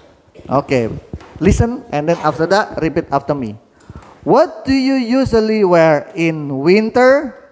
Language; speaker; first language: English; non-native, fluent; Indonesian